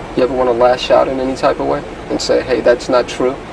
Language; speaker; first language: English; native; English